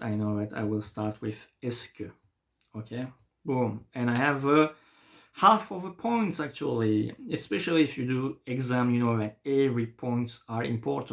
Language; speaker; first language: English; non-native, fluent; French